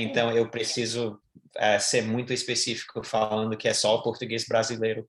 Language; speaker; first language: Portuguese; non-native, fluent; English